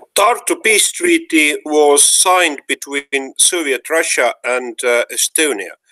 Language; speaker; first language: English; non-native, fluent; Estonian